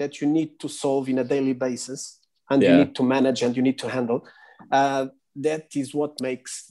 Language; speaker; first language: English; non-native, fluent; Portuguese